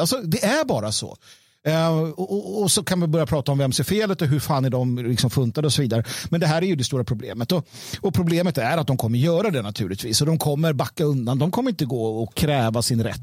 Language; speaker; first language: Swedish; native; Swedish